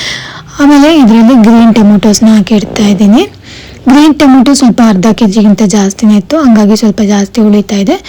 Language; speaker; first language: Kannada; native; Kannada